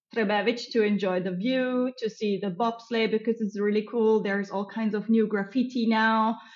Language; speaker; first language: English; non-native, fluent; German